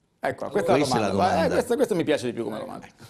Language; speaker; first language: Italian; native; Italian